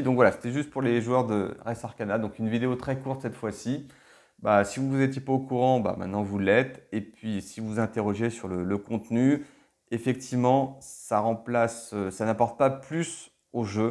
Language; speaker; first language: French; native; French